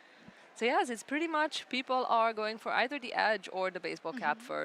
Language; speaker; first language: English; non-native, fluent; Hungarian